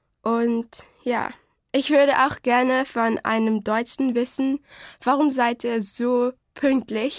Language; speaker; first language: German; non-native, learner; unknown